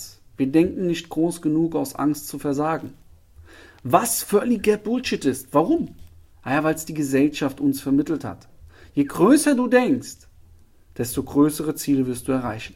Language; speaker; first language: German; native; German